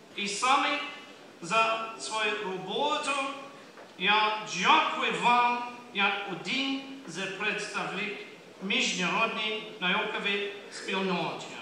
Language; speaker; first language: Ukrainian; non-native, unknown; English